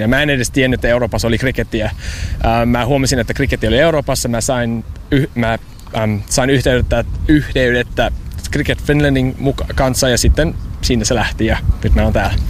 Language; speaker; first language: Finnish; non-native, fluent; English